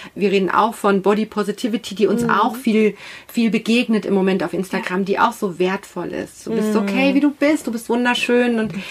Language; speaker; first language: German; native; German